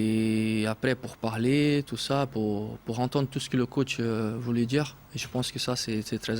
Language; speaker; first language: French; non-native, fluent; Portuguese